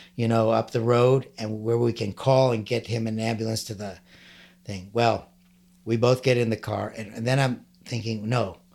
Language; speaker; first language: English; native; English